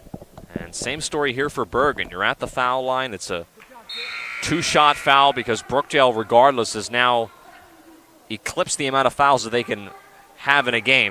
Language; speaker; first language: English; native; English